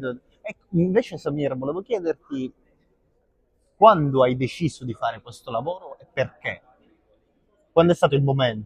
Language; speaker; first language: Italian; native; Italian